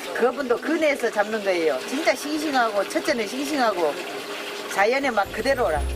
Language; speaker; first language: Korean; native; Korean